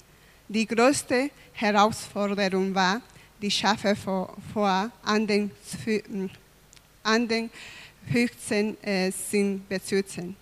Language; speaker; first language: German; non-native, fluent; Spanish